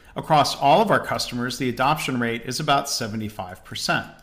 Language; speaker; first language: English; native; English